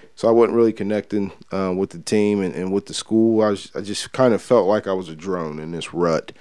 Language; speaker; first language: English; native; English